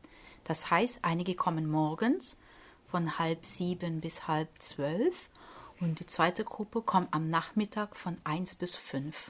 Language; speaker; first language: German; non-native, fluent; Portuguese